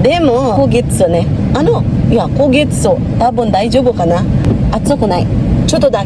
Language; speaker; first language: Japanese; non-native, learner; Filipino